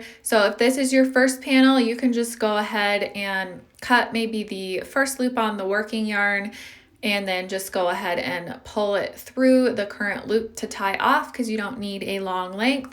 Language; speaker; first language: English; native; English